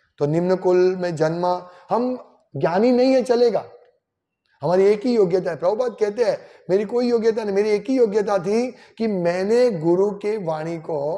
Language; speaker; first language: Hindi; non-native, local second language; Gujarati